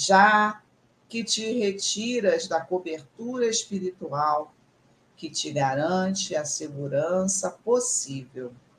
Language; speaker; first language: Portuguese; native; Portuguese